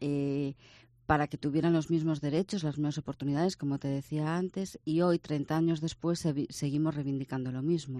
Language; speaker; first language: Spanish; native; Spanish